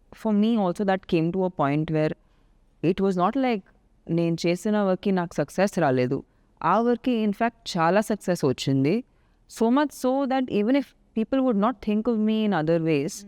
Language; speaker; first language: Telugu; non-native, local second language; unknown